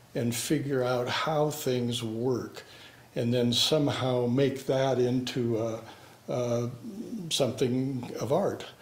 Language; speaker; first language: English; native; English